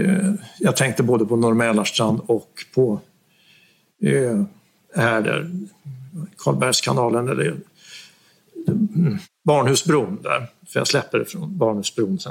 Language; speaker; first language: Swedish; native; Swedish